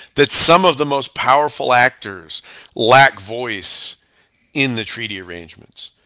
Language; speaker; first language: English; native; English